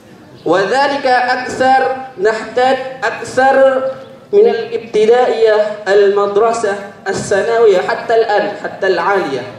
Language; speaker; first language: Arabic; non-native, learner; Indonesian